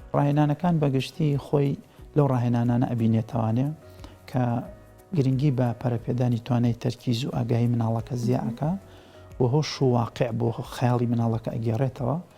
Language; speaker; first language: Central Kurdish; native; Central Kurdish